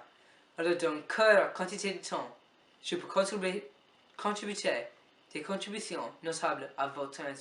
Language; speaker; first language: French; non-native, learner; English